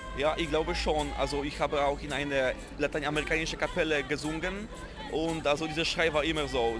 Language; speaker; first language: German; non-native, fluent; Polish